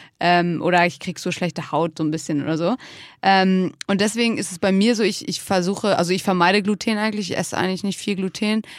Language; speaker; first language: German; native; German